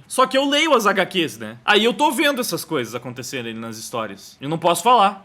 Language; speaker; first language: Portuguese; native; Portuguese